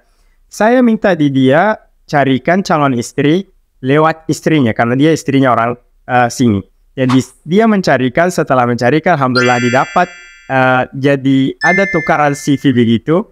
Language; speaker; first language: Indonesian; non-native, local second language; Arabic